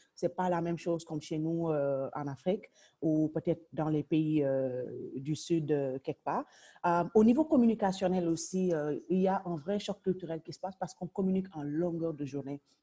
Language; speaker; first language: French; non-native, local second language; Wolof